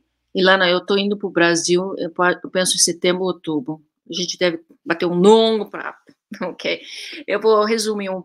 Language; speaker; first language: Portuguese; early bilingual, heritage; Portuguese